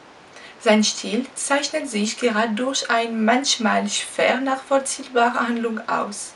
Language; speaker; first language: German; non-native, fluent; French